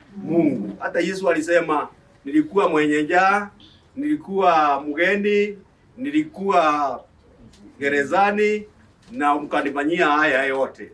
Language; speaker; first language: Swahili; non-native, local second language; Embu